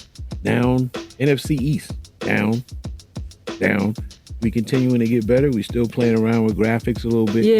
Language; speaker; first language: English; native; English